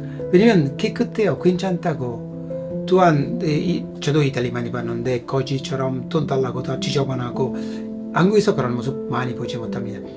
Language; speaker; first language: Korean; non-native, fluent; Italian